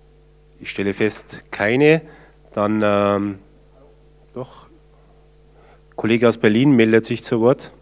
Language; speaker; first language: German; native; German